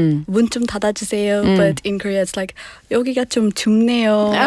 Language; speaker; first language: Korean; non-native, fluent; Nepali